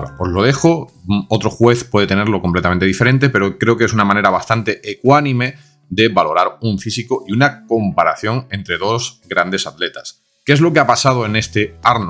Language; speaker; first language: Spanish; native; Spanish